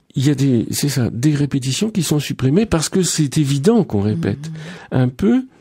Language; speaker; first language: French; native; French